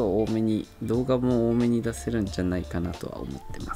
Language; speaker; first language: Japanese; native; Japanese